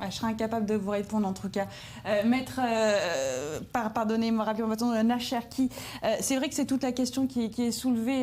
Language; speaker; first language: French; native; French